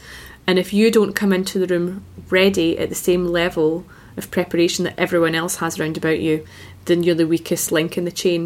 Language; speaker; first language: English; native; English